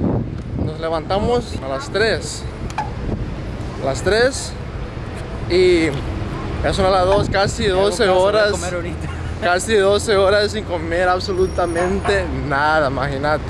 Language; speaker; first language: Spanish; early bilingual, heritage; Spanish